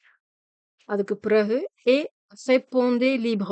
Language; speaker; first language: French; non-native, fluent; Tamil